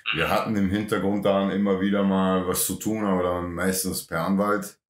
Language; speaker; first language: German; native; German